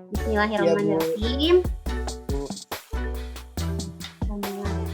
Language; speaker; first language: Indonesian; native; Indonesian